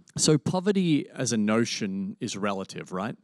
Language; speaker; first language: English; native; English